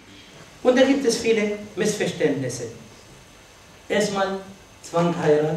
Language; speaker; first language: German; non-native, fluent; Arabic